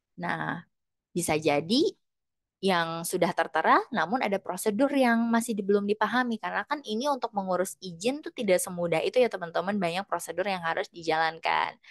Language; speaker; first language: Indonesian; native; Indonesian